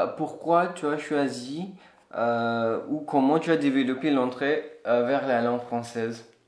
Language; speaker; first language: French; non-native, fluent; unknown